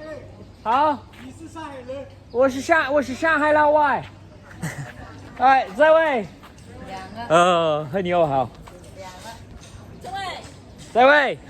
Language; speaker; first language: Chinese; non-native, learner; English